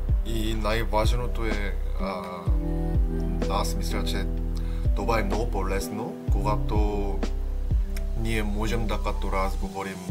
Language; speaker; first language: Bulgarian; non-native, learner; Korean